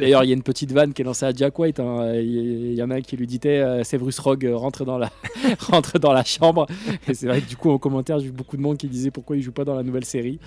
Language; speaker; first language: French; native; French